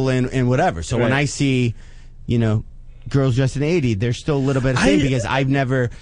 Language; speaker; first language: English; native; English